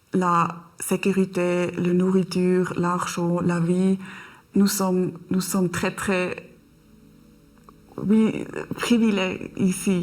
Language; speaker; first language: French; non-native, learner; German